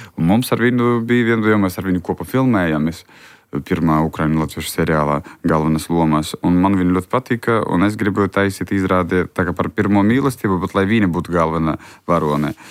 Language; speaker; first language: Latvian; non-native, local second language; Russian